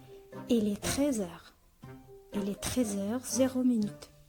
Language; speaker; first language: French; non-native, local second language; Arabic